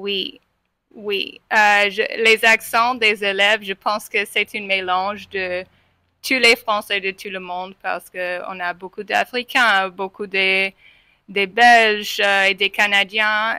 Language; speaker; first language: French; non-native, fluent; English